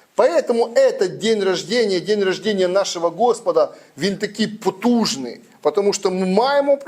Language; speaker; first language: Russian; non-native, local second language; Ukrainian